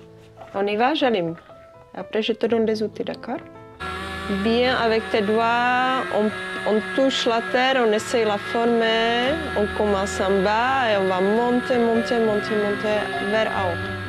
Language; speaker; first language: French; non-native, fluent; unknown